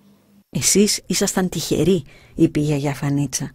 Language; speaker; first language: Greek; native; Greek